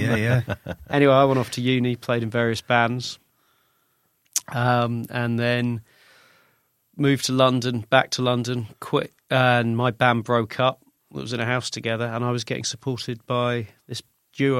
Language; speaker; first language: English; native; English